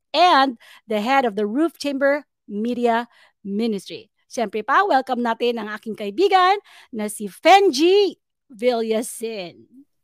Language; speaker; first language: Filipino; non-native, local second language; Pangasinan